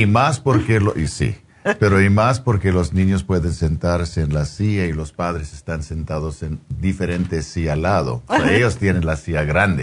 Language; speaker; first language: Spanish; non-native, fluent; English